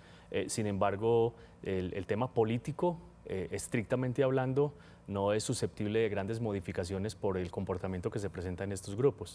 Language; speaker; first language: Spanish; native; Spanish